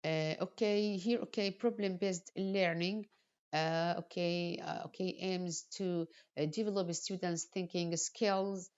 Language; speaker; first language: English; non-native, fluent; Arabic